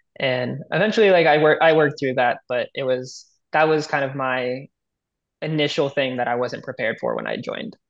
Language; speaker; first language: English; native; English